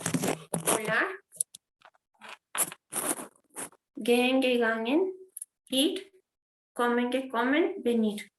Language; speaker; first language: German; non-native, fluent; Spanish